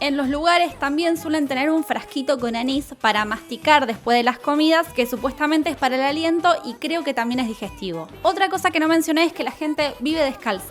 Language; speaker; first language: Spanish; native; Spanish